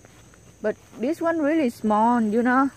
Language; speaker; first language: English; non-native, learner; Vietnamese